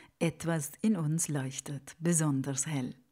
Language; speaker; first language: German; native; German